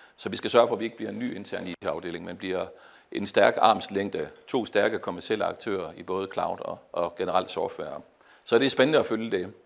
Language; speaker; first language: Danish; native; Danish